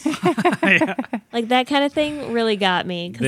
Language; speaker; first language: English; native; English